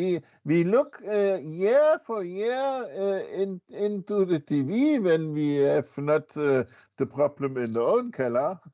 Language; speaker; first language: English; non-native, fluent; German